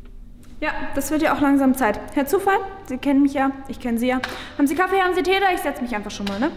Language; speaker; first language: German; native; German